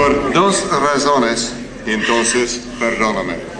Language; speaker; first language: Spanish; non-native, learner; English